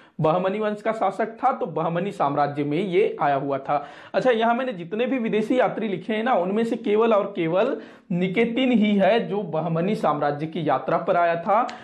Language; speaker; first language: Hindi; non-native, local second language; Marathi